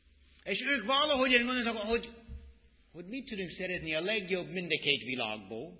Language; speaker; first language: Hungarian; non-native, fluent; English